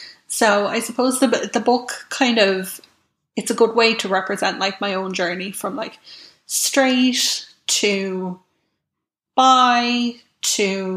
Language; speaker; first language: English; native; English